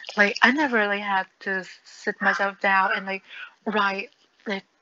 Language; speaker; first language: English; non-native, fluent; Vietnamese